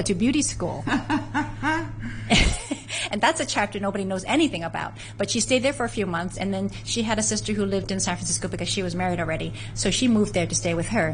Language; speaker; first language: English; native; English